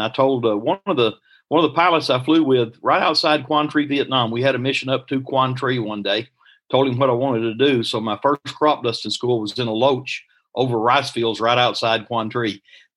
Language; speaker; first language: English; native; English